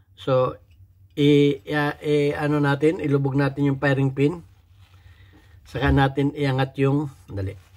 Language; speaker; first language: Filipino; native; Filipino